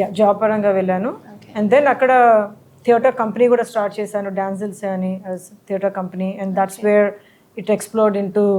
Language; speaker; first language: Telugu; early bilingual, heritage; Telugu